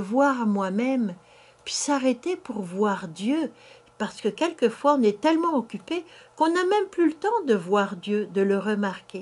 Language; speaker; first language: French; native; French